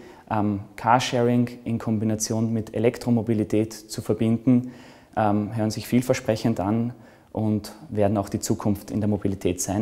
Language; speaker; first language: German; native; German